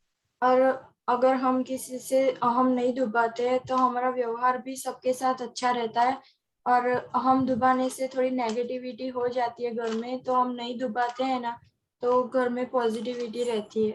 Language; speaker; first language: Hindi; non-native, local second language; Gujarati